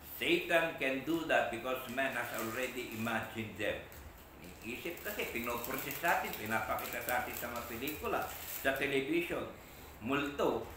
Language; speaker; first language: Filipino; non-native, local second language; Iloko